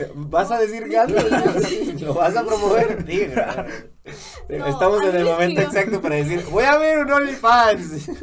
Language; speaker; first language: Spanish; native; Spanish